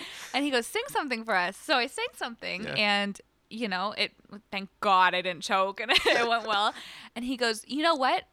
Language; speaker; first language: English; early bilingual, other home language; Arabic